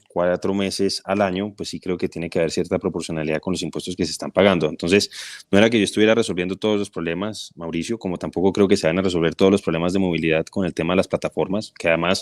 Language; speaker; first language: Spanish; native; Spanish